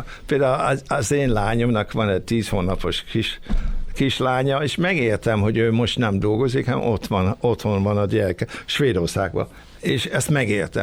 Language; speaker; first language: Hungarian; early bilingual, other home language; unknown